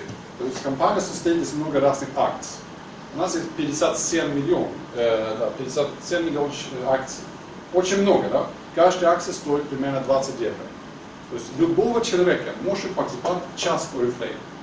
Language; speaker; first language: Russian; non-native, learner; Swedish